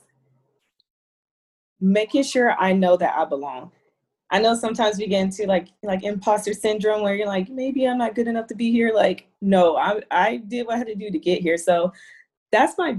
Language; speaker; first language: English; native; English